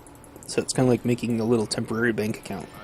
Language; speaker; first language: English; native; English